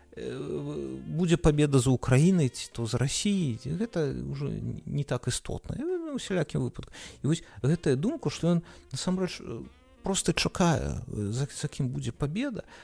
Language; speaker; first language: Belarusian; non-native, local second language; Russian